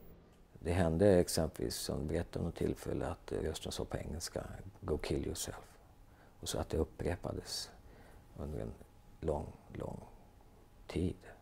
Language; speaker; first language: Swedish; native; Swedish